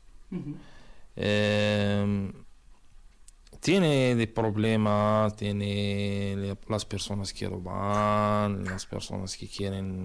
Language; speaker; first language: Spanish; non-native, learner; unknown